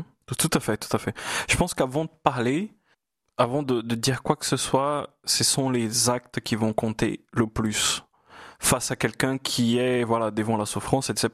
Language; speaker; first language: French; non-native, fluent; Portuguese